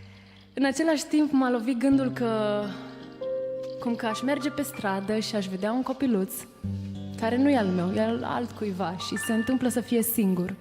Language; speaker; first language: Romanian; native; Romanian